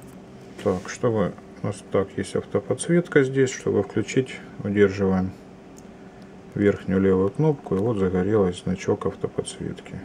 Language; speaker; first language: Russian; native; Russian